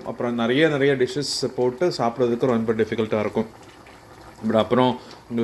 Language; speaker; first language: Tamil; non-native, learner; Malayalam